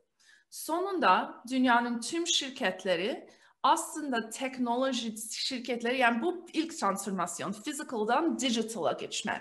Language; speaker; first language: Turkish; early bilingual, heritage; Turkish